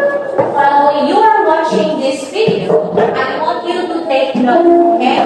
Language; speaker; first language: English; non-native, fluent; Indonesian